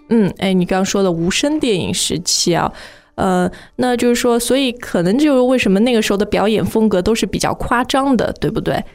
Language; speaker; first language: Chinese; native; Chinese